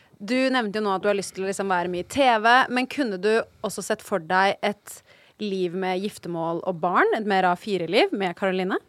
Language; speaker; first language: Norwegian; native; Norwegian